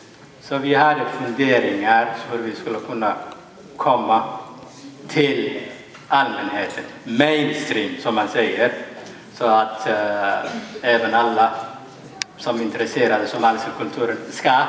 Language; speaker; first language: Swedish; early bilingual, other home language; Somali